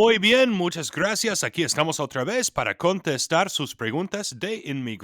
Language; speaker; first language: Spanish; non-native, fluent; English